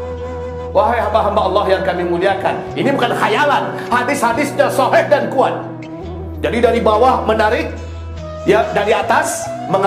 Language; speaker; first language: Indonesian; native; Indonesian